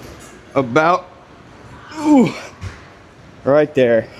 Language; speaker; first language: English; native; English